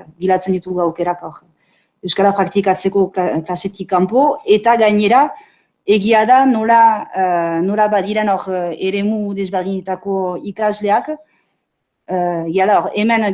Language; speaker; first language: Basque; native; Basque